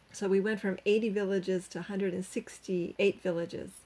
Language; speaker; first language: English; native; English